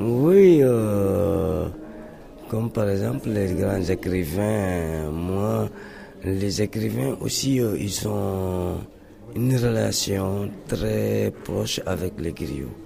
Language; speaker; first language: French; non-native, local second language; Mandingo